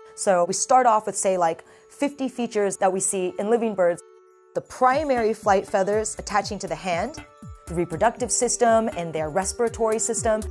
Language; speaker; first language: English; native; English